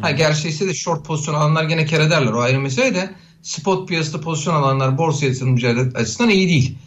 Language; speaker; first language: Turkish; native; Turkish